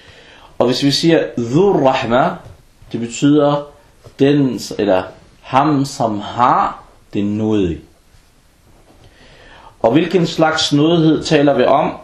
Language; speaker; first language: Danish; non-native, fluent; Arabic